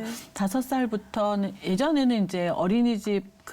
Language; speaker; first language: Korean; native; Korean